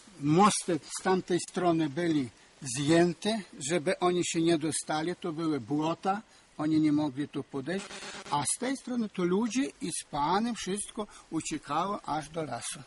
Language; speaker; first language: Polish; early bilingual, heritage; Polish